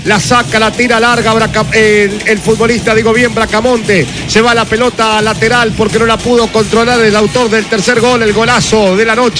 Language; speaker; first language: Spanish; native; Spanish